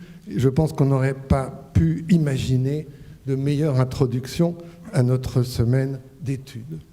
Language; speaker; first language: French; native; French